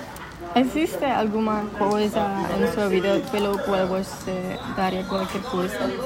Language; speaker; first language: Portuguese; non-native, learner; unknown